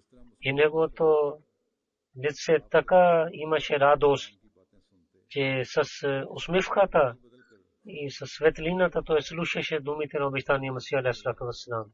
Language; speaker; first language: Bulgarian; non-native, learner; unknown